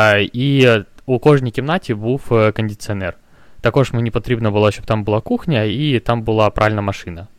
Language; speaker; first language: Ukrainian; non-native, local second language; Russian